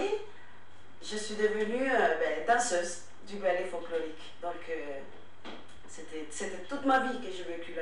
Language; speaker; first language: French; non-native, fluent; Spanish